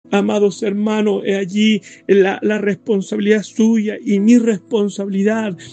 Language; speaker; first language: Spanish; native; Spanish